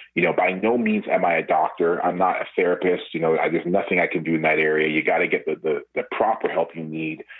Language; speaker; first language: English; native; English